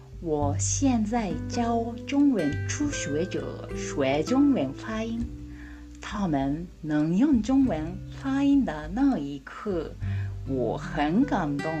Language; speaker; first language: Chinese; non-native, fluent; Japanese